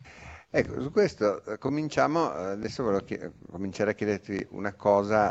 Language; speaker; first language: Italian; native; Italian